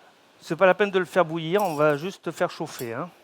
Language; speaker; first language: French; native; French